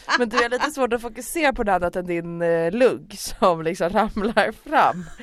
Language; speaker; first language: Swedish; native; Swedish